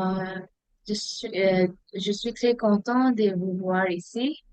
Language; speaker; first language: French; non-native, learner; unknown